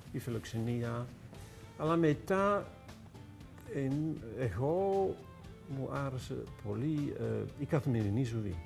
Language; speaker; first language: Greek; non-native, learner; Dutch